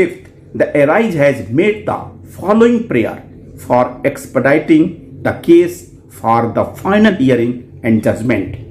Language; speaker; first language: English; non-native, local second language; Hindi